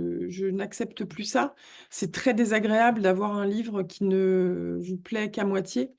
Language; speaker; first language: French; native; French